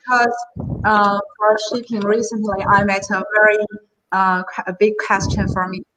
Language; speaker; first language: English; non-native, learner; Chinese